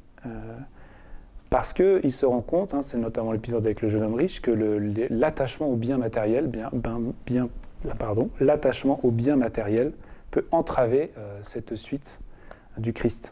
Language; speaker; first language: French; native; French